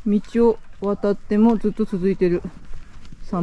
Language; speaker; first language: Japanese; native; Japanese